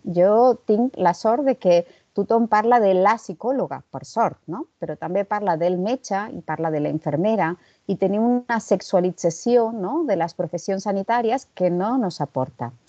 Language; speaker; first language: Catalan; non-native, local second language; Spanish